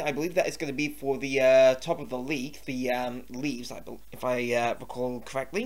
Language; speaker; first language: English; native; English